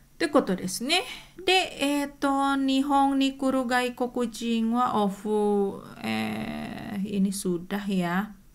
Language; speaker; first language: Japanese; non-native, fluent; Indonesian